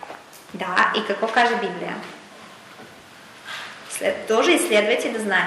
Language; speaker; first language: Bulgarian; non-native, learner; Russian